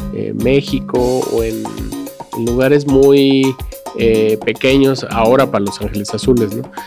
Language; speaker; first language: Spanish; native; Spanish